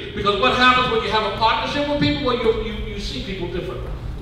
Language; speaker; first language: English; native; English